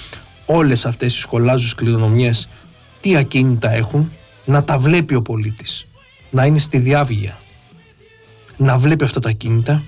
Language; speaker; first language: Greek; native; Greek